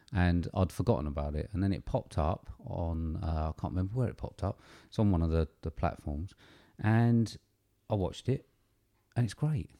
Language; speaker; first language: English; native; English